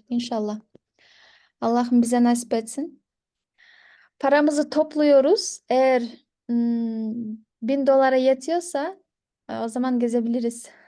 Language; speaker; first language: Turkish; non-native, fluent; Kyrgyz